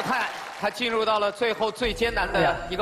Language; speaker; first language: Chinese; native; Chinese